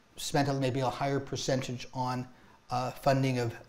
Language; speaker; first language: English; native; English